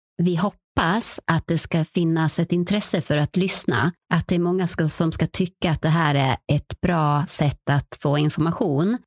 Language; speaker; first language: Swedish; native; Swedish